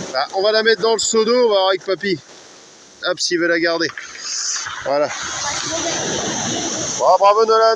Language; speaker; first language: French; native; French